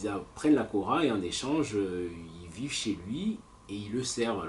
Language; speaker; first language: French; native; French